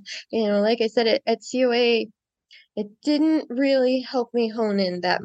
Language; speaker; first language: English; native; English